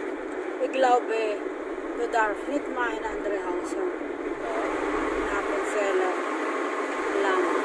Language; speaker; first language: German; non-native, learner; Filipino